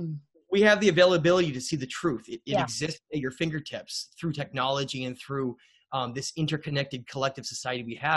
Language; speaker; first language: English; native; English